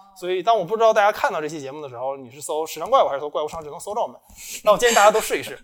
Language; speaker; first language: Chinese; native; Chinese